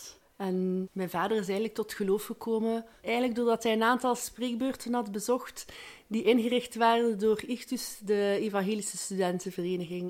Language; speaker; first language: Dutch; native; Dutch